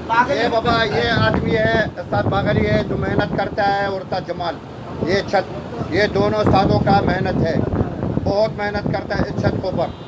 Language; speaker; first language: Hindi; non-native, learner; Arabic